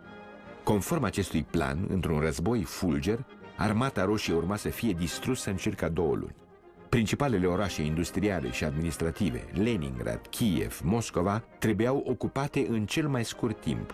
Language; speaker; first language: Romanian; native; Romanian